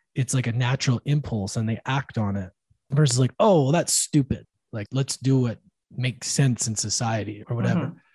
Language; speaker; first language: English; native; English